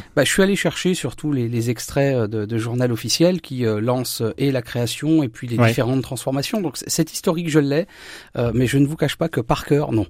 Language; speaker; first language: French; native; French